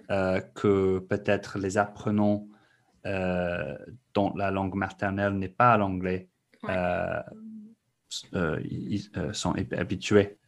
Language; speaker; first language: French; non-native, fluent; English